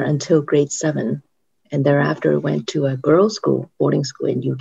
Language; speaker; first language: English; native; English